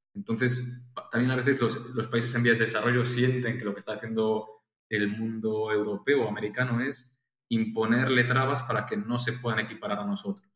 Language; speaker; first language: Spanish; native; Spanish